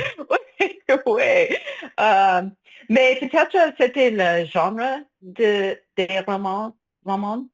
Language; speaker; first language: French; non-native, fluent; English